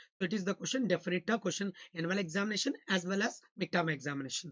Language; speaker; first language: English; non-native, local second language; Kannada